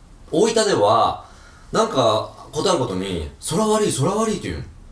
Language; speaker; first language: Japanese; native; Japanese